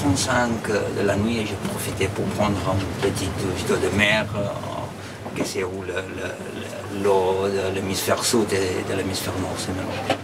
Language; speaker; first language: French; non-native, fluent; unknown